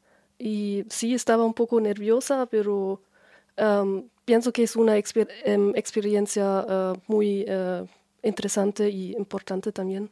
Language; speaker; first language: Spanish; non-native, learner; German